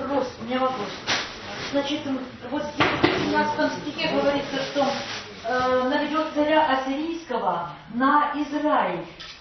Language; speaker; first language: Russian; native; Russian